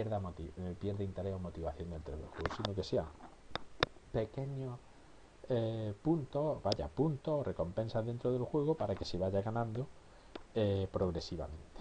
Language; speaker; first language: Spanish; native; Spanish